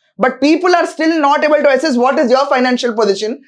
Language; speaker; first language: English; non-native, local second language; Telugu